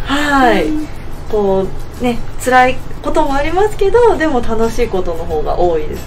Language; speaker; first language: Japanese; native; Japanese